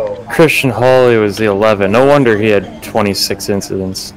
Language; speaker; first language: English; native; English